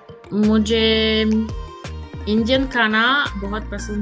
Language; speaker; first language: Hindi; non-native, learner; French